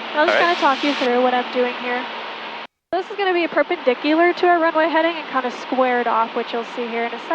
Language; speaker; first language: English; native; English